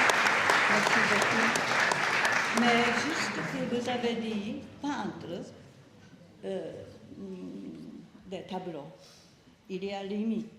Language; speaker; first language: French; non-native, learner; Japanese